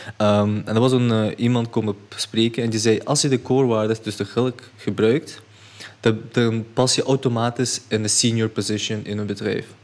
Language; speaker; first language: Dutch; early bilingual, other home language; Chechen